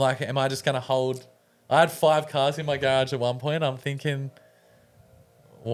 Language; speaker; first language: English; native; English